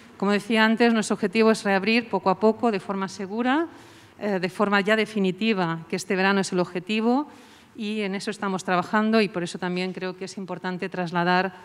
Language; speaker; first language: Spanish; non-native, local second language; Catalan